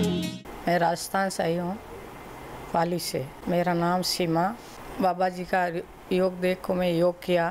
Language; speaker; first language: Hindi; non-native, local second language; Marwari